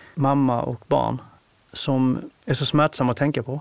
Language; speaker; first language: Swedish; native; Swedish